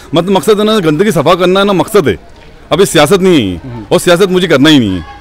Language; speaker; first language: Hindi; non-native, local second language; Urdu